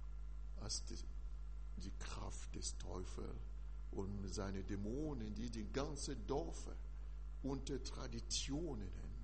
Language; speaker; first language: German; non-native, learner; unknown